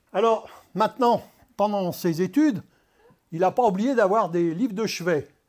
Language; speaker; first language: French; native; French